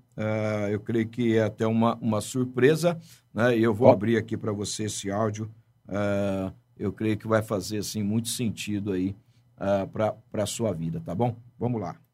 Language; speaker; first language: Portuguese; native; Portuguese